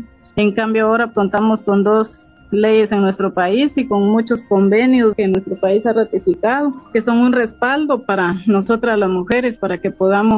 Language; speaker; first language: Spanish; native; Spanish